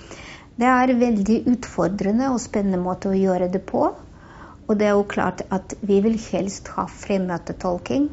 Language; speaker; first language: Norwegian; non-native, fluent; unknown